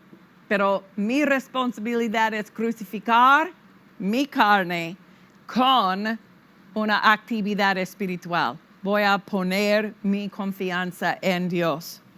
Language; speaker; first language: Spanish; non-native, fluent; English